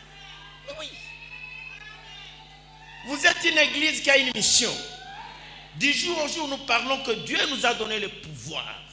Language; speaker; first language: French; non-native, local second language; Lingala